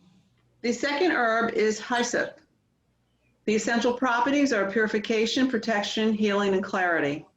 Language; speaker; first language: English; native; English